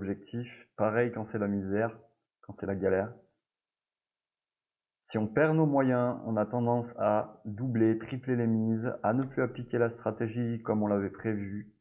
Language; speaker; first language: French; native; French